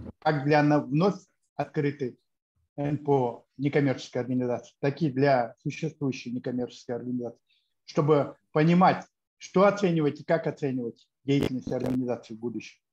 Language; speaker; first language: Russian; non-native, local second language; Kazakh